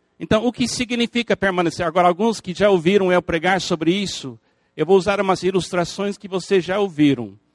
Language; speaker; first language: Portuguese; non-native, fluent; English